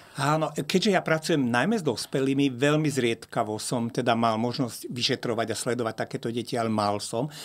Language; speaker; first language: Slovak; non-native, local second language; Hungarian